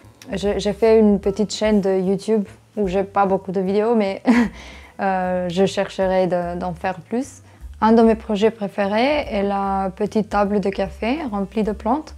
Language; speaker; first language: French; non-native, fluent; English